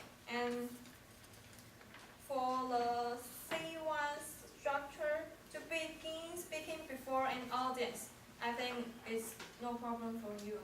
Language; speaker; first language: English; non-native, fluent; Chinese